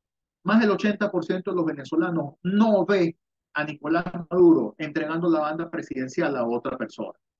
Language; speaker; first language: Spanish; native; Spanish